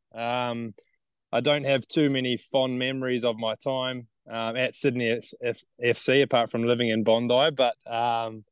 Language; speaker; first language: English; native; English